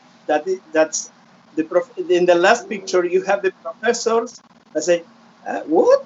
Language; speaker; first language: English; non-native, fluent; Spanish